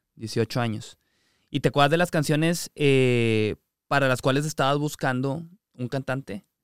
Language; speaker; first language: Spanish; native; Spanish